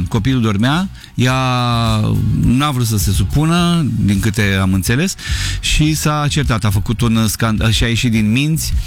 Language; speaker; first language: Romanian; native; Romanian